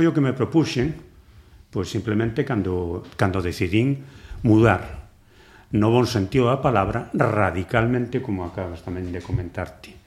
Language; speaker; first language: Galician; native; Galician